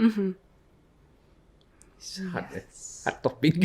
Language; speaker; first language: English; non-native, learner; Indonesian